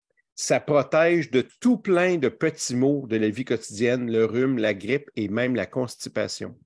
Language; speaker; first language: French; native; French